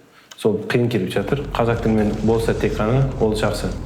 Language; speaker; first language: Kazakh; early bilingual, heritage; Kazakh